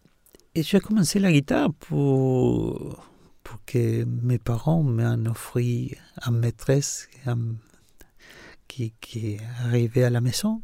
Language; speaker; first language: French; non-native, fluent; Spanish